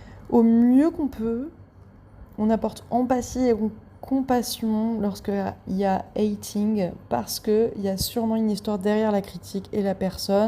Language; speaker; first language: French; native; French